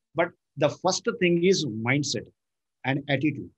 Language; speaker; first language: English; non-native, local second language; Marathi